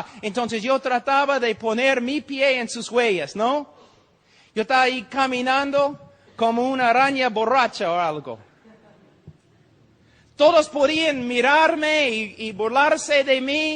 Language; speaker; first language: Spanish; non-native, fluent; English